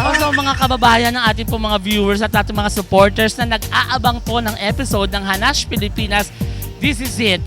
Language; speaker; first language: Filipino; native; Filipino